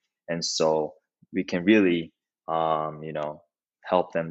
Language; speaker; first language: English; non-native, fluent; Korean